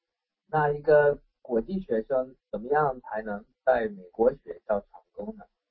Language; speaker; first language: Chinese; non-native, fluent; English